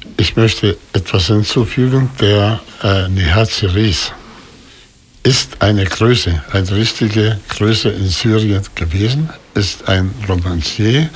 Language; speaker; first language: German; non-native, fluent; Arabic